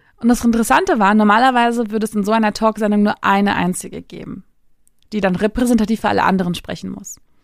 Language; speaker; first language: German; early bilingual, other home language; Turkish